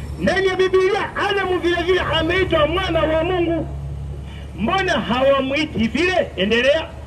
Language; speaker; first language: Swahili; non-native, local second language; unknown